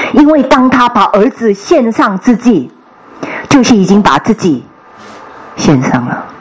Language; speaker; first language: Chinese; non-native, fluent; Korean